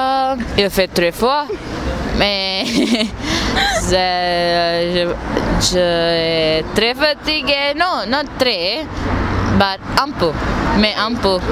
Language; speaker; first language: French; non-native, learner; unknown